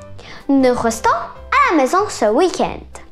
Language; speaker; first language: French; non-native, fluent; Russian